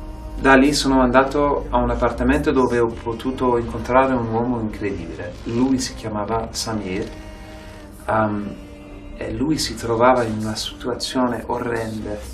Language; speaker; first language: Italian; non-native, fluent; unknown